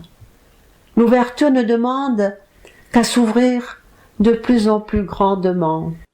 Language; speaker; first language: French; native; French